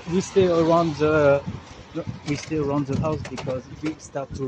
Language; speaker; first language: English; non-native, learner; French